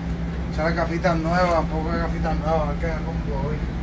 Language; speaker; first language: Spanish; native; Spanish